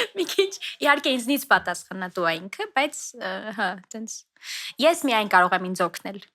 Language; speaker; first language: Armenian; native; Armenian